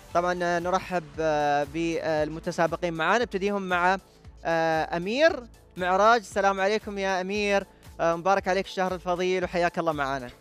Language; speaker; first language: Arabic; native; Arabic